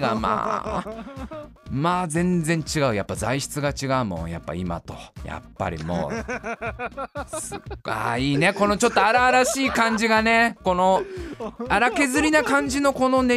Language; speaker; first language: Japanese; native; Japanese